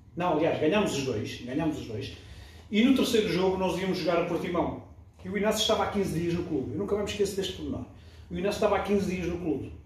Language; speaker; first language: Portuguese; early bilingual, other home language; French